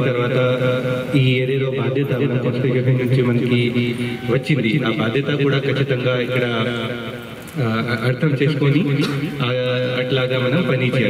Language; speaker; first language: Telugu; non-native, fluent; Hindi